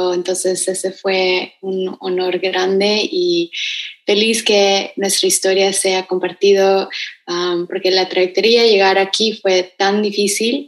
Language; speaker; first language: Spanish; early bilingual, heritage; Spanish